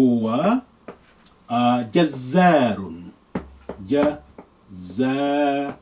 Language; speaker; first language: Arabic; non-native, fluent; English